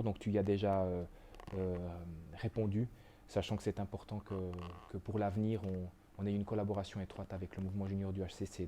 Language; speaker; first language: French; native; French